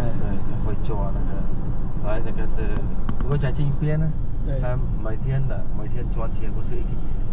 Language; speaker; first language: Chinese; non-native, learner; Vietnamese